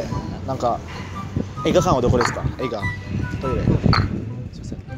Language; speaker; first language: Japanese; non-native, fluent; Indonesian